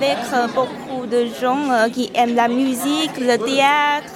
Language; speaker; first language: French; non-native, fluent; Chinese